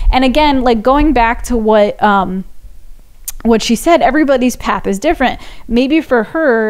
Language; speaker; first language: English; native; English